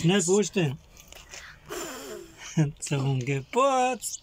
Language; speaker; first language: German; native; German